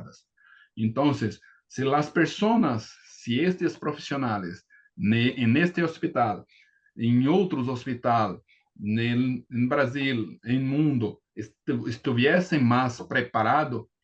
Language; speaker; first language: Spanish; non-native, learner; Portuguese